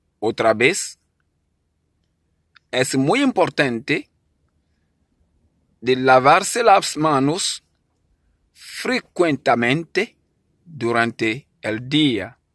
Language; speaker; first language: Spanish; non-native, learner; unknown